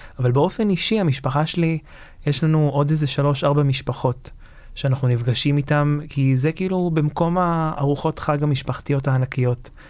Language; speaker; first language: Hebrew; early bilingual, other home language; Arabic